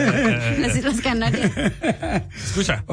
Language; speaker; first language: Spanish; native; Spanish